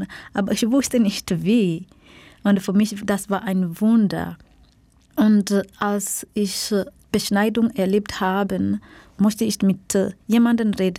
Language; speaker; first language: German; non-native, fluent; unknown